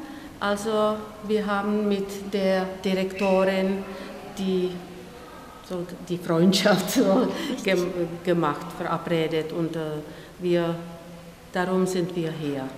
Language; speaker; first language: German; non-native, learner; Czech